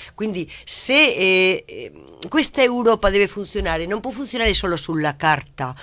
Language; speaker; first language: Italian; non-native, fluent; Spanish